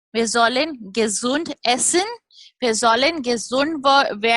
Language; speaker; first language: German; non-native, learner; Hindi